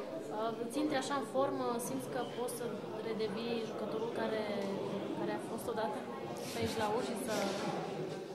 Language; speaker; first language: Romanian; native; Romanian